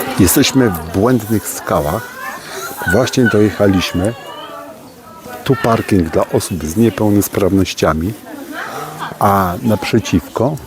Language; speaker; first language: Polish; native; Polish